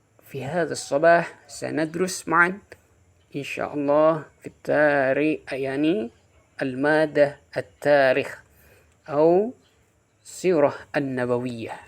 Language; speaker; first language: Arabic; non-native, fluent; Indonesian